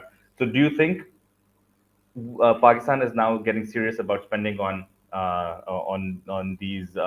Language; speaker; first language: English; non-native, local second language; Urdu